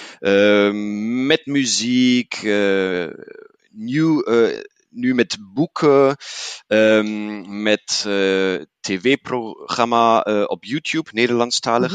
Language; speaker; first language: Dutch; non-native, learner; German